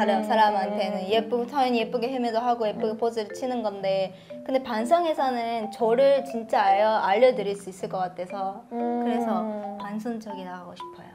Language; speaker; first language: Korean; non-native, fluent; Japanese